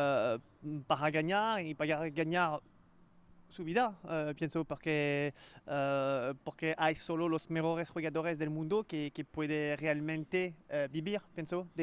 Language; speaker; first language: Spanish; non-native, learner; French